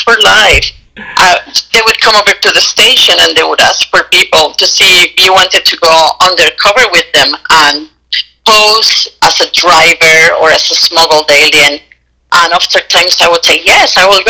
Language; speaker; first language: English; non-native, fluent; Spanish